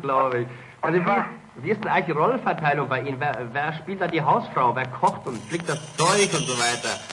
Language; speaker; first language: German; native; German